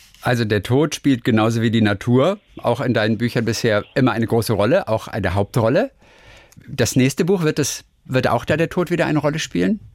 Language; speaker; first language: German; native; German